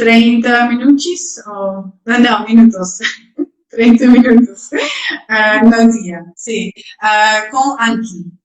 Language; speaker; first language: Portuguese; non-native, learner; Dutch